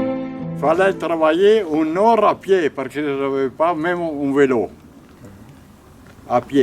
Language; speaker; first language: French; non-native, fluent; Italian